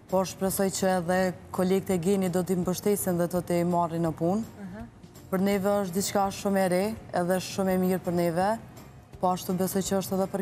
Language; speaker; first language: Albanian; native; Albanian